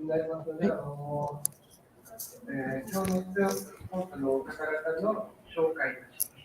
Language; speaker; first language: Japanese; non-native, fluent; Portuguese